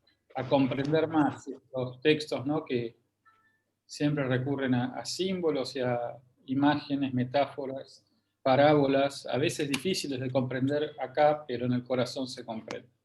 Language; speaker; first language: Spanish; native; Spanish